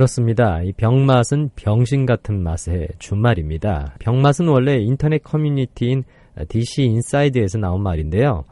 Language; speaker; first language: Korean; native; Korean